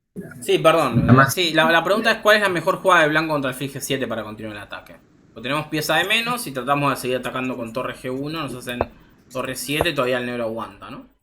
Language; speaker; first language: Spanish; native; Spanish